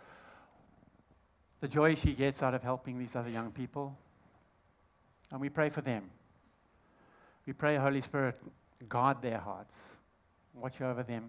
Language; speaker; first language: English; native; English